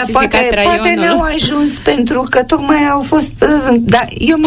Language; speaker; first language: Romanian; native; Romanian